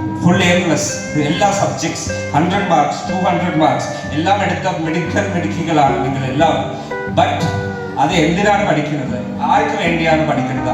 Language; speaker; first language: Malayalam; non-native, local second language; Tamil